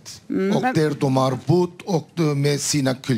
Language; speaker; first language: Swedish; non-native, learner; Turkish